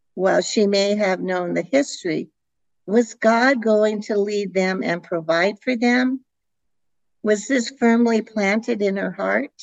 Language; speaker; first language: English; early bilingual, other home language; Dutch